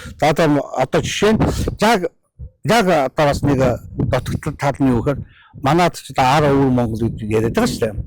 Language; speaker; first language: Mongolian; native; Mongolian